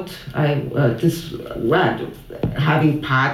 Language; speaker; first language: English; non-native, fluent; Spanish